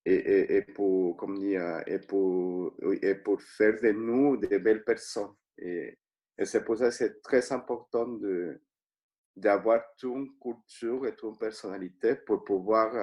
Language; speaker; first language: French; non-native, fluent; Spanish